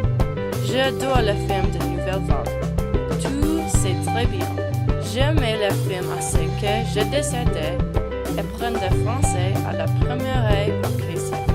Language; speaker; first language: French; non-native, learner; English